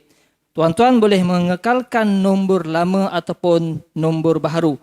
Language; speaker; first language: Malay; native; Malay